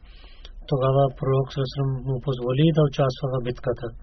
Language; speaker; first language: Bulgarian; non-native, fluent; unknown